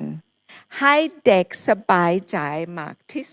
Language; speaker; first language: Thai; non-native, fluent; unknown